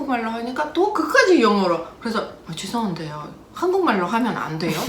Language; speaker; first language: Korean; non-native, fluent; Russian